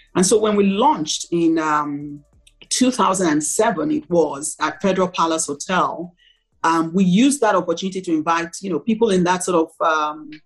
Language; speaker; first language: English; non-native, local second language; Igbo